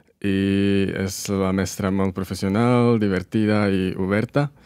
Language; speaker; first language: Catalan; non-native, learner; Czech